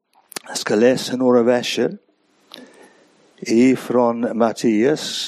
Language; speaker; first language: Swedish; non-native, fluent; English